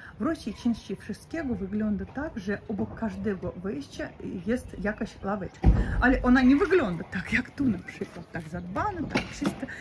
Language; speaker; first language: Polish; non-native, learner; Russian